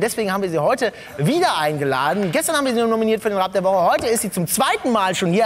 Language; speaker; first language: German; native; German